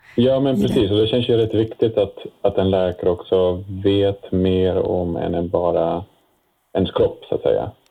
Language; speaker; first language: Swedish; non-native, fluent; Dutch